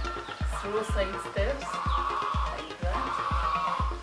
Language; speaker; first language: English; non-native, local second language; Swahili